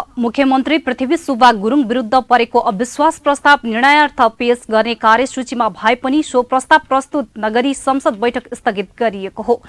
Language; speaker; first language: Nepali; native; Nepali